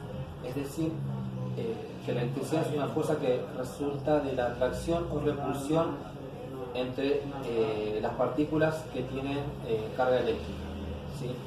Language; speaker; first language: Spanish; native; Spanish